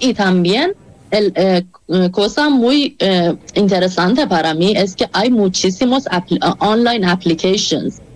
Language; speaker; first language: Spanish; non-native, fluent; Persian